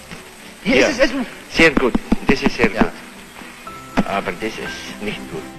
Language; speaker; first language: German; non-native, fluent; Javanese